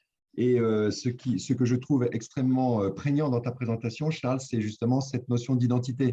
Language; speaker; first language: French; native; French